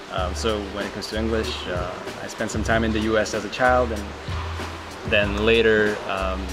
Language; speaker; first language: English; early bilingual, other home language; Slovak